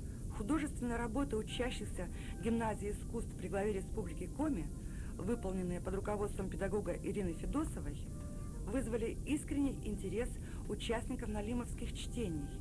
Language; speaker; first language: Russian; native; Russian